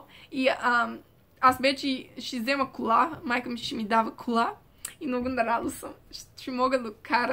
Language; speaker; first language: Bulgarian; early bilingual, heritage; Bulgarian